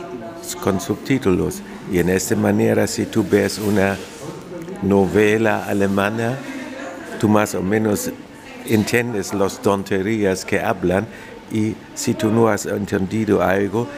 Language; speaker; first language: Spanish; non-native, fluent; German